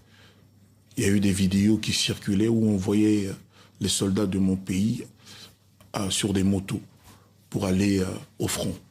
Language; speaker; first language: French; non-native, local second language; Lingala